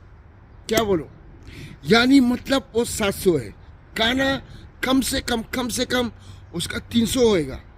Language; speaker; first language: Hindi; non-native, learner; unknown